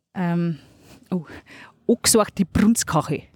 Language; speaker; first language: German; non-native, local second language; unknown